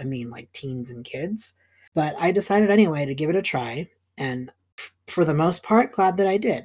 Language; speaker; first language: English; native; English